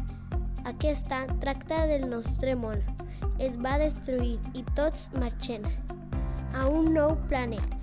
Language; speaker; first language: Catalan; non-native, learner; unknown